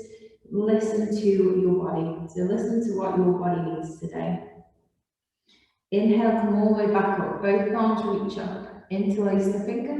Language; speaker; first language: English; native; English